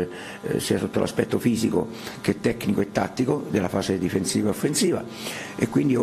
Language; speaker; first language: Italian; native; Italian